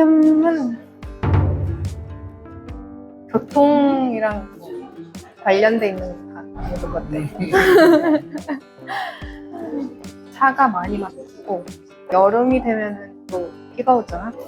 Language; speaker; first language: Korean; non-native, fluent; Mongolian